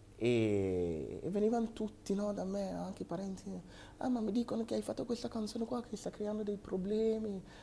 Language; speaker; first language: Italian; early bilingual, other home language; Akan